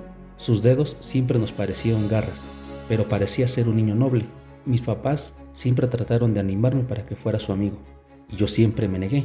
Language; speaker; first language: Spanish; native; Spanish